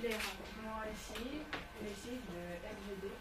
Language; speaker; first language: French; non-native, learner; Russian